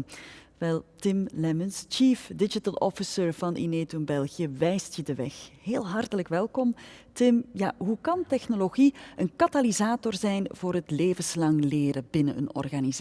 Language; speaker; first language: Dutch; native; Dutch